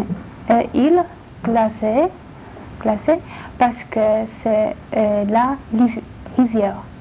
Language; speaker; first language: French; non-native, learner; Polish